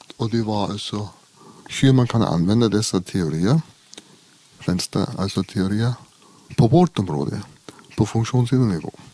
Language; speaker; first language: Swedish; non-native, fluent; German